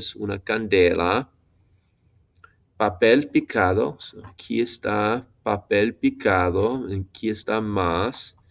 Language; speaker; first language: Spanish; non-native, fluent; English